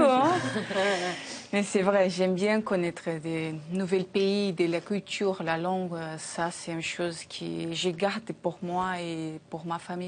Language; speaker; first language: French; non-native, learner; Portuguese